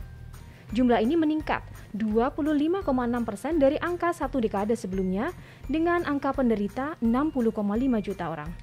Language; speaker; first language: Indonesian; native; Indonesian